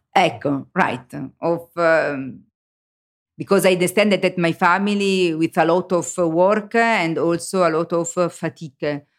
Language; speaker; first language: English; non-native, learner; Italian